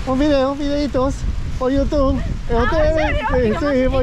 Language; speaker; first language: Spanish; non-native, learner; English